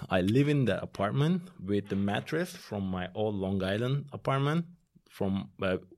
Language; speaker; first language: English; non-native, fluent; Turkish